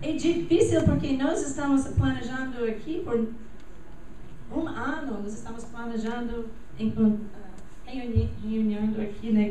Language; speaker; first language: Portuguese; non-native, learner; English